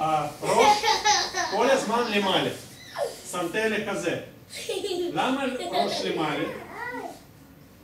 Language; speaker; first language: Hebrew; non-native, learner; Russian